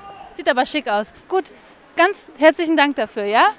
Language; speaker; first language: German; native; German